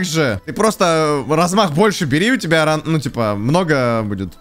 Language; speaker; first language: Russian; native; Russian